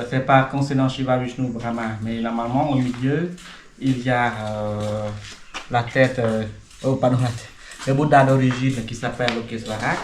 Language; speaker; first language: French; non-native, fluent; Khmer